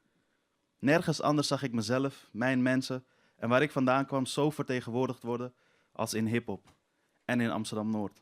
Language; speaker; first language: Dutch; early bilingual, other home language; Persian